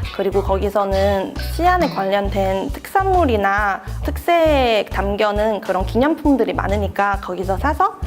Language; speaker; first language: Korean; non-native, fluent; Chinese